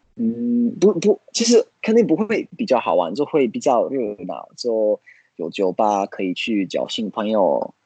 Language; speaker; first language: Chinese; non-native, fluent; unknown